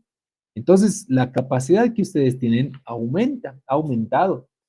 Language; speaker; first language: Spanish; native; Spanish